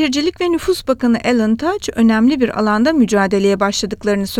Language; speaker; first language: Turkish; native; Turkish